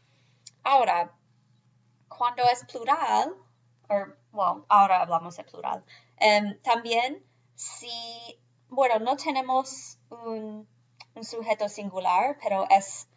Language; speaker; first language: Spanish; non-native, fluent; English